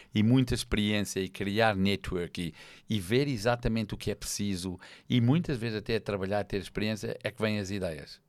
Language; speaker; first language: Portuguese; non-native, fluent; English